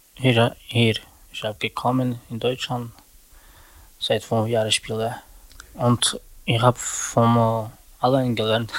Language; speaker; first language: German; non-native, learner; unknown